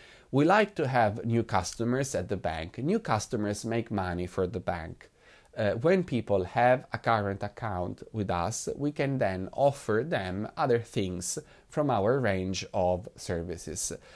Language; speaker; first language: English; non-native, fluent; Italian